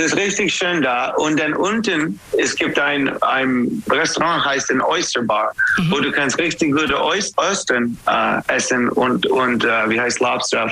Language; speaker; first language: German; non-native, learner; English